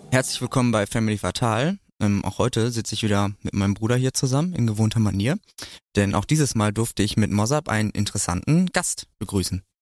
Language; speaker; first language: German; native; German